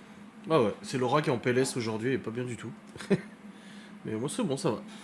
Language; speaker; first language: French; native; French